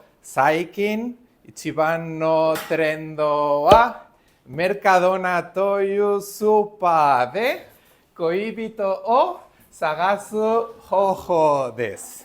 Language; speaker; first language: Japanese; non-native, learner; Spanish